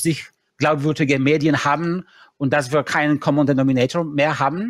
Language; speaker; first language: German; non-native, fluent; Polish